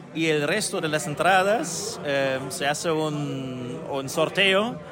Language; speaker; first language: Spanish; non-native, fluent; German